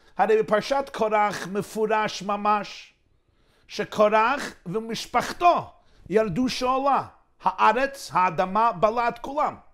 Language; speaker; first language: Hebrew; non-native, fluent; English